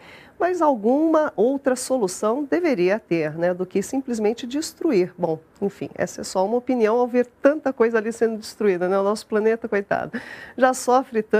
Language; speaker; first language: Portuguese; native; Portuguese